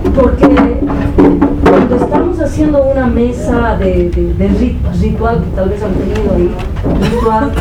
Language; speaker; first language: Spanish; native; Spanish